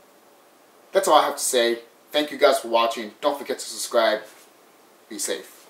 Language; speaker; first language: English; native; English